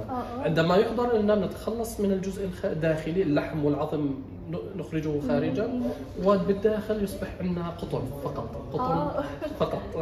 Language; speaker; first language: Arabic; native; Arabic